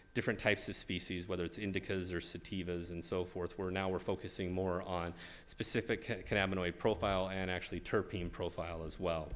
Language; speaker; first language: English; native; English